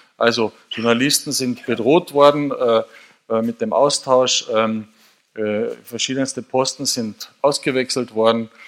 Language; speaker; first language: German; native; German